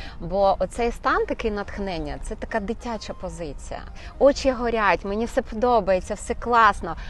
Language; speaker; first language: Ukrainian; non-native, local second language; Russian